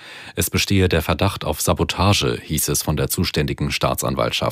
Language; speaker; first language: German; native; German